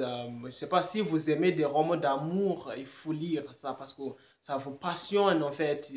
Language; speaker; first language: French; non-native, fluent; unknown